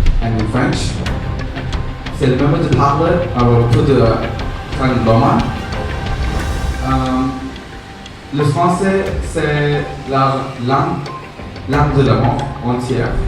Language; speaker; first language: French; non-native, learner; Tamil